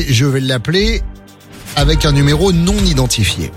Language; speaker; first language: French; native; French